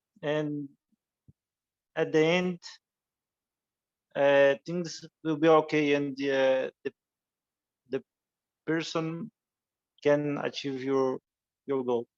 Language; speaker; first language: English; non-native, learner; Portuguese